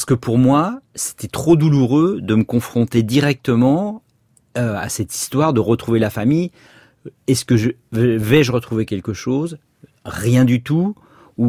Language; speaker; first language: French; native; French